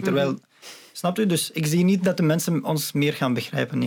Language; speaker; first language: Dutch; non-native, fluent; Arabic